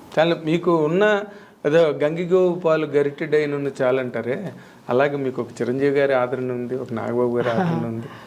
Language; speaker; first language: Telugu; native; Telugu